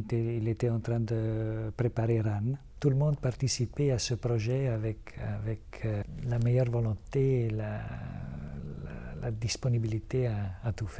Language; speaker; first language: French; non-native, fluent; Italian